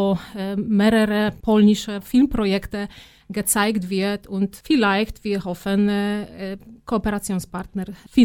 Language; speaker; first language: German; non-native, fluent; Polish